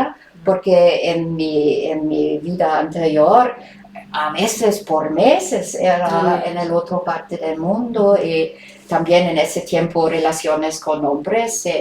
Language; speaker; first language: Spanish; non-native, fluent; German